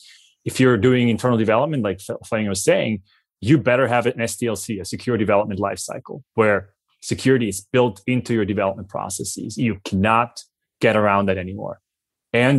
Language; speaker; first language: English; non-native, fluent; German